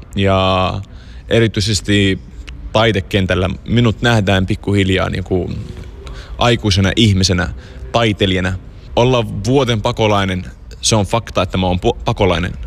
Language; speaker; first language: Finnish; non-native, fluent; Arabic